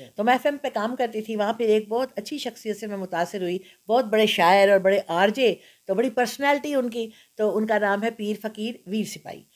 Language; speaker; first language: Urdu; non-native, local second language; Punjabi